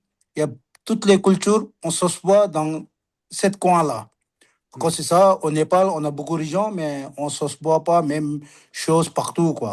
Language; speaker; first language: French; non-native, learner; Sherpa